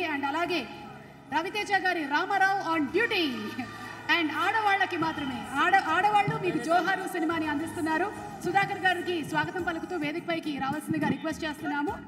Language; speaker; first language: Telugu; native; Telugu